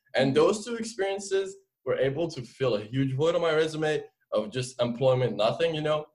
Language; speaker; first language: English; non-native, fluent; French